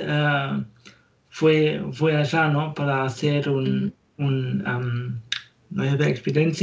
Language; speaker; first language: Spanish; non-native, learner; German